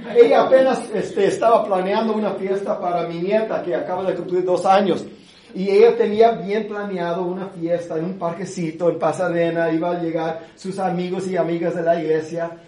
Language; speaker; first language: Spanish; early bilingual, heritage; English